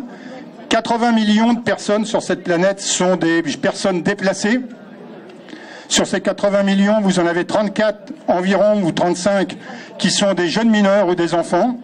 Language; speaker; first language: French; native; French